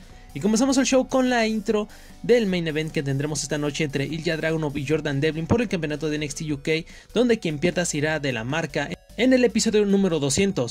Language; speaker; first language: Spanish; native; Spanish